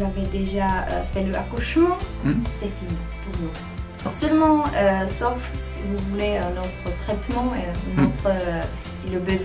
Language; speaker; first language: French; non-native, fluent; Czech